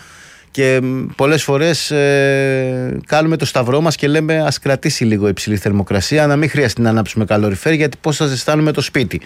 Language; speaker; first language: Greek; native; Greek